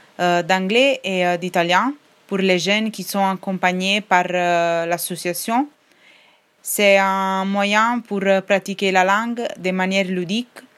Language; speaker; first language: French; non-native, fluent; Italian